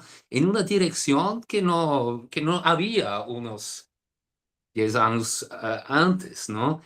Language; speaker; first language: Spanish; non-native, fluent; Portuguese